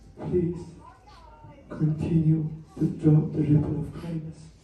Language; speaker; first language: English; non-native, fluent; Persian